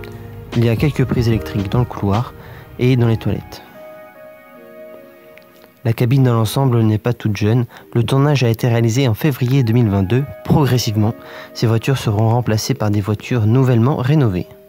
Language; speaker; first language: French; native; French